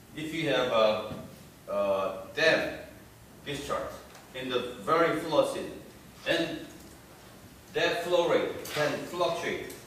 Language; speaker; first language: English; non-native, fluent; Korean